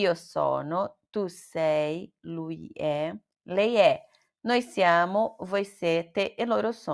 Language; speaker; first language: Italian; non-native, fluent; Portuguese